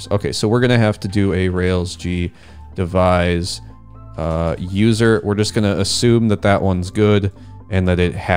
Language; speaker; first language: English; native; English